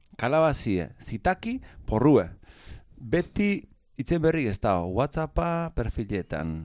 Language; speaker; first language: Basque; native; Basque